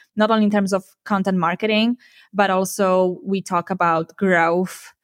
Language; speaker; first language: English; non-native, fluent; Polish